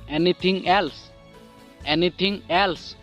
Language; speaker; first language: English; non-native, local second language; Odia